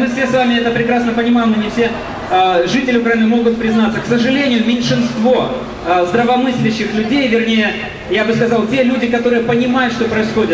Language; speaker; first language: Russian; native; Russian